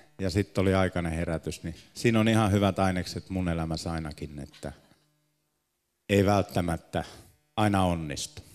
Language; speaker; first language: Finnish; native; Finnish